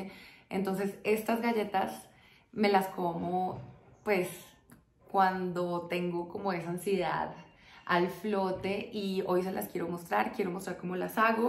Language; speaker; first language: Spanish; native; Spanish